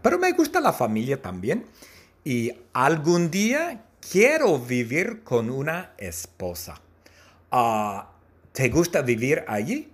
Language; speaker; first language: Spanish; non-native, learner; English